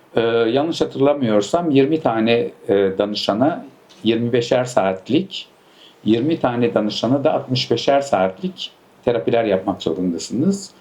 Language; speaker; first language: Turkish; early bilingual, heritage; Turkish